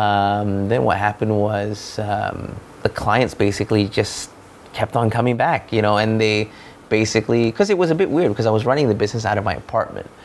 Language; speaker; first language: English; non-native, local second language; Malay